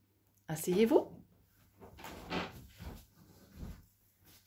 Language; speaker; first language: French; native; French